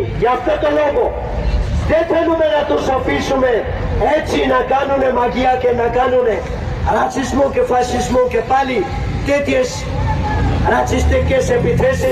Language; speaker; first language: Greek; non-native, fluent; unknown